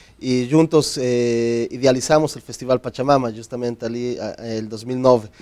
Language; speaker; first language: Spanish; native; Spanish